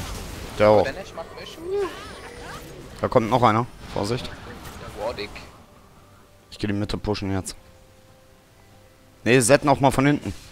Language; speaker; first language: German; native; German